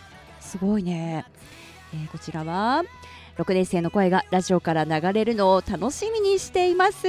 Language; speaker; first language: Japanese; native; Japanese